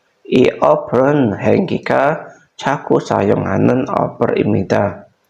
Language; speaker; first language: Korean; non-native, fluent; Indonesian